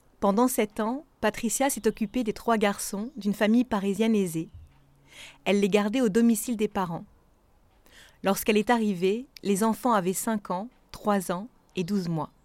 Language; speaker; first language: French; native; French